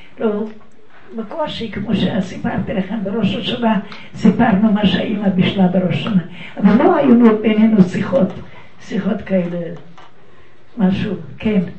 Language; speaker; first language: Hebrew; non-native, fluent; Yiddish